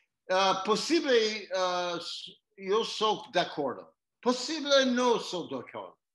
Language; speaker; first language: Spanish; non-native, learner; English